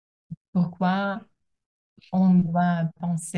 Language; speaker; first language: French; non-native, learner; Russian